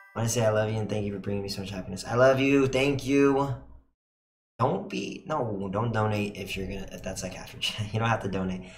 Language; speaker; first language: English; native; English